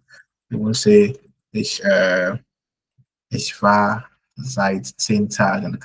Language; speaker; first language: German; non-native, fluent; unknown